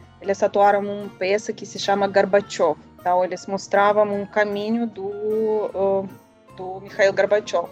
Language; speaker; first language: Portuguese; non-native, learner; Russian